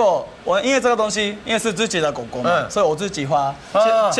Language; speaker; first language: Chinese; non-native, fluent; Japanese